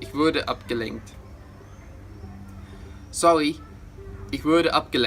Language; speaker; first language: German; non-native, fluent; English